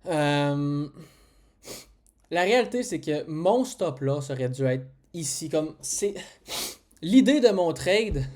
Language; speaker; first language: French; native; French